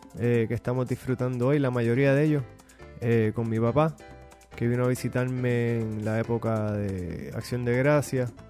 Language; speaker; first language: Spanish; native; Spanish